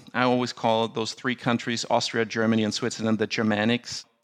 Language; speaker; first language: English; non-native, fluent; German